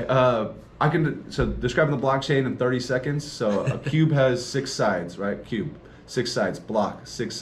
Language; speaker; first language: English; native; English